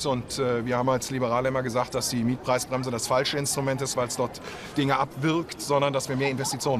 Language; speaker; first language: German; native; German